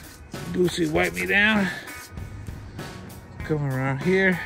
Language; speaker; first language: English; native; English